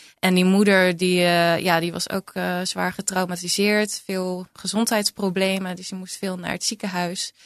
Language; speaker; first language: Dutch; native; Dutch